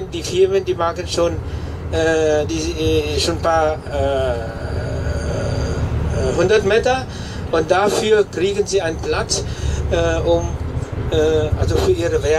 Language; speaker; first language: German; non-native, fluent; Vietnamese